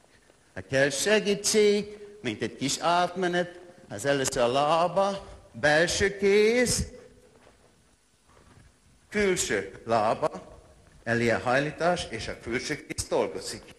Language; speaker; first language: Hungarian; non-native, learner; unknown